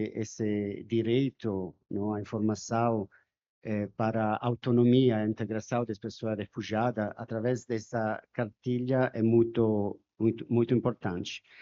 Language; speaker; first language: Portuguese; non-native, fluent; Spanish